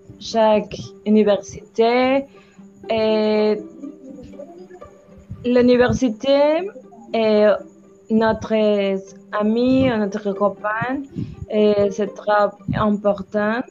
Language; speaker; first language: French; non-native, learner; Spanish